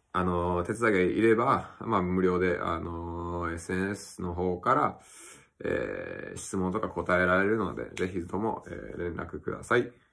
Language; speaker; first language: Japanese; early bilingual, other home language; English